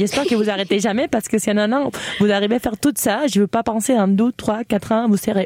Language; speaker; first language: French; native; French